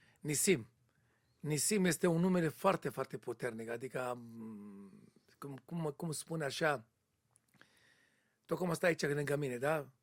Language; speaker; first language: Romanian; non-native, learner; Hebrew